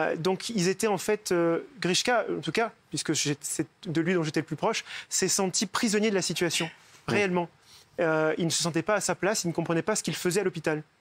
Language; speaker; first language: French; native; French